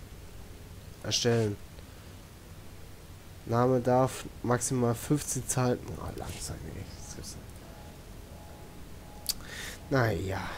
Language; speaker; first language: German; native; German